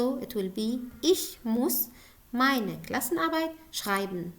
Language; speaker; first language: German; non-native, learner; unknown